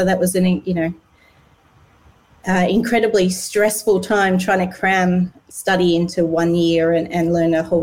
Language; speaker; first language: English; native; English